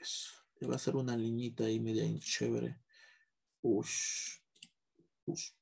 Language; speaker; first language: Spanish; native; Spanish